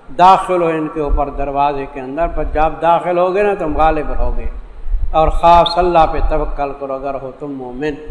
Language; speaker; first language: Urdu; native; Urdu